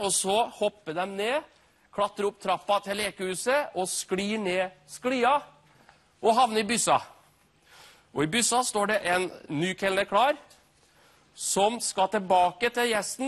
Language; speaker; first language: Norwegian; native; Norwegian